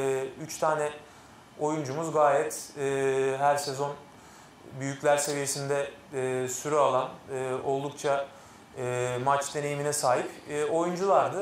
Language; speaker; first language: Turkish; native; Turkish